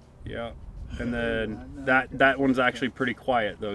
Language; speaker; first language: English; native; English